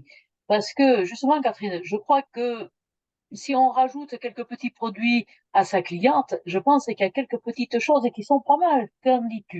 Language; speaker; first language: French; native; French